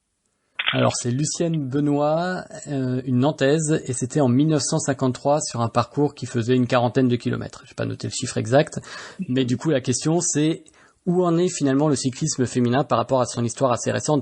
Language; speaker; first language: French; native; French